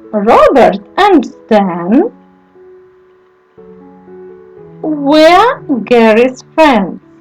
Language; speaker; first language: English; non-native, fluent; Ukrainian